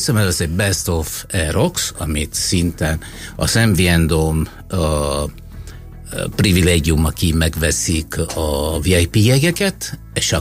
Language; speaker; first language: Hungarian; non-native, fluent; Italian